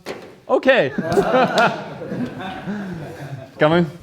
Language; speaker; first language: Vietnamese; non-native, learner; Polish